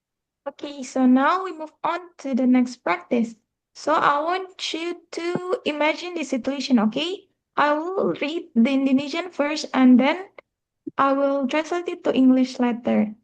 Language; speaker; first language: English; non-native, fluent; Indonesian